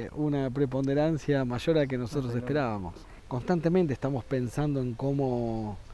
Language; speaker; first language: Spanish; native; Spanish